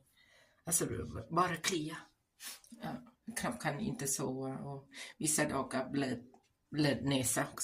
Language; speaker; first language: Swedish; non-native, learner; Thai